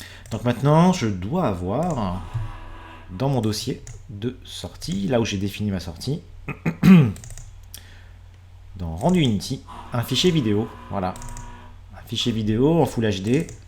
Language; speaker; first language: French; native; French